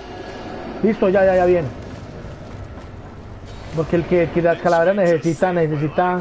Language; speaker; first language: Spanish; native; Spanish